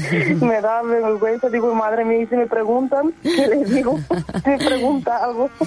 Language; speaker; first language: Spanish; non-native, fluent; Bulgarian